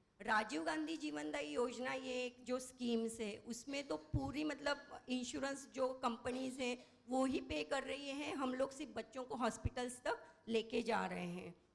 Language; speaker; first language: Hindi; non-native, local second language; Marathi